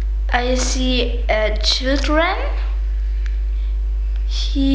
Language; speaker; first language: English; non-native, learner; German